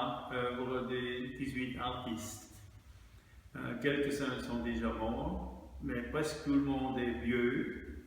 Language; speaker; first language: French; non-native, fluent; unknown